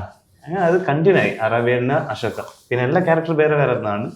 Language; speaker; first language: Malayalam; non-native, learner; Tulu